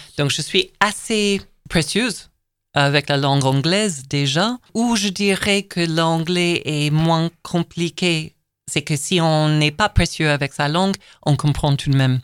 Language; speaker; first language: French; non-native, fluent; English